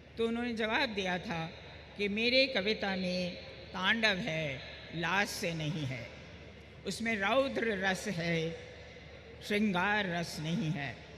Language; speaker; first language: Hindi; native; Hindi